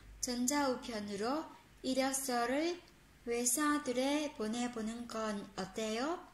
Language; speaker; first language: Korean; non-native, fluent; Vietnamese